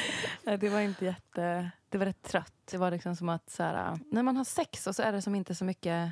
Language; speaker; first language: Swedish; native; Swedish